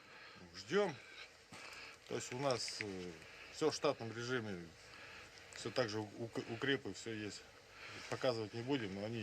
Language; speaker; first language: Russian; native; Russian